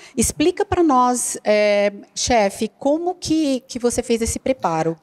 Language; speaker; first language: Portuguese; native; Portuguese